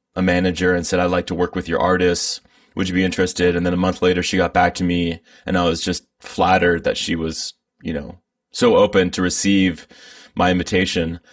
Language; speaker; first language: English; native; English